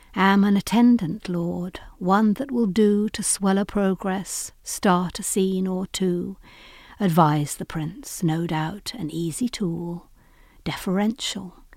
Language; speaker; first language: English; native; English